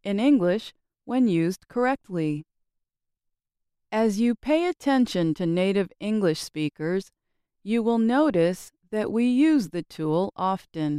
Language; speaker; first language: English; native; English